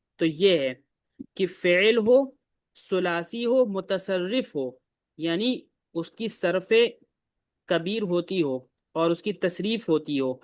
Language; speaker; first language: Urdu; native; Urdu